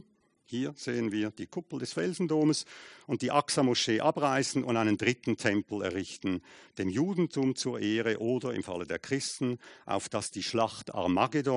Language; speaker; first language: German; native; German